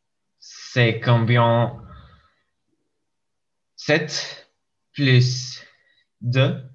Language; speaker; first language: French; non-native, learner; Spanish